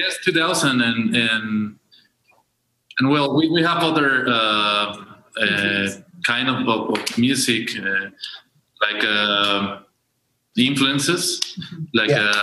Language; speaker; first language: English; non-native, learner; Spanish